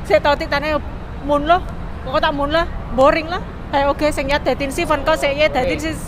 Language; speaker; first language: Cantonese; non-native, fluent; Indonesian